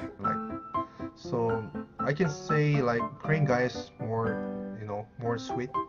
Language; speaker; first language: English; non-native, fluent; Korean